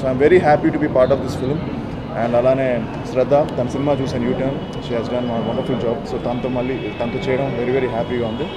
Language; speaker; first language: Telugu; native; Telugu